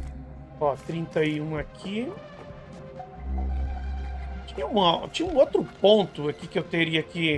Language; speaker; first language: Portuguese; native; Portuguese